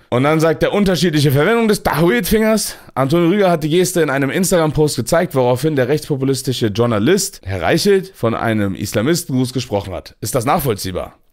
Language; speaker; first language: German; early bilingual, other home language; Turkish